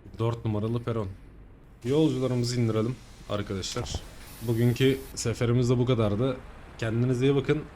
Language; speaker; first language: Turkish; native; Turkish